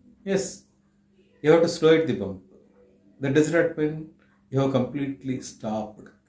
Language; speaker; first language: English; non-native, local second language; Telugu